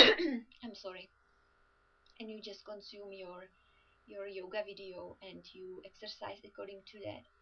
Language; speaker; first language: English; non-native, fluent; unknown